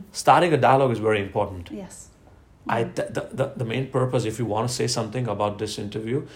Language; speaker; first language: English; non-native, local second language; Gujarati